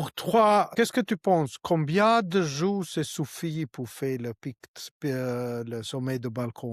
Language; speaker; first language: French; non-native, learner; Albanian